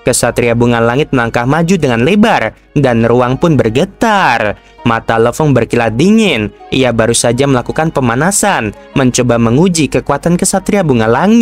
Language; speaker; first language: Indonesian; native; Indonesian